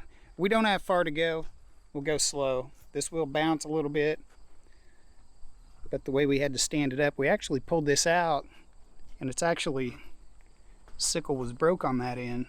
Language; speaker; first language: English; native; English